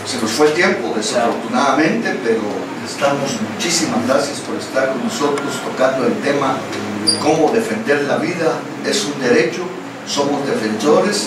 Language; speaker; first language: Spanish; native; Spanish